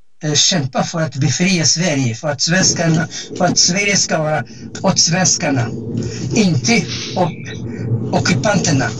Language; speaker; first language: Swedish; non-native, fluent; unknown